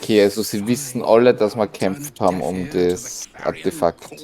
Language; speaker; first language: German; native; German